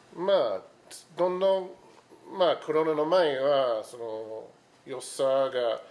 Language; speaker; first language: Japanese; non-native, fluent; English